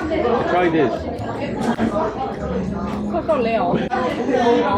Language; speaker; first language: English; non-native, fluent; Korean